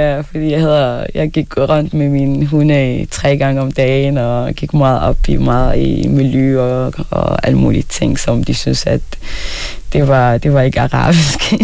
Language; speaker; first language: Danish; early bilingual, other home language; Arabic